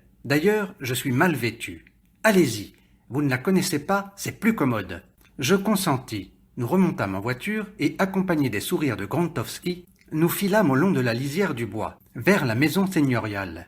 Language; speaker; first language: French; native; French